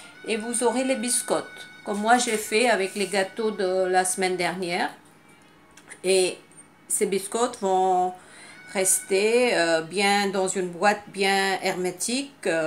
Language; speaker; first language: French; non-native, fluent; Hindi